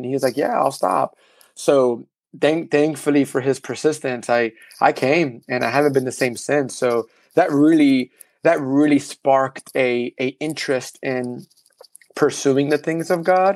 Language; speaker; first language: English; early bilingual, other home language; Spanish